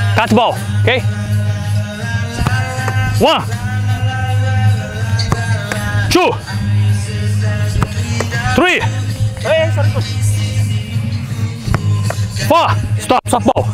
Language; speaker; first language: English; non-native, learner; Portuguese